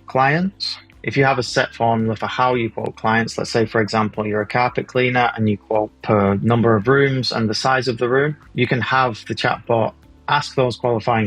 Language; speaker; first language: English; native; English